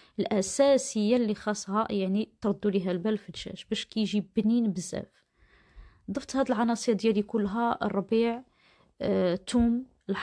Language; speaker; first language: Arabic; native; Arabic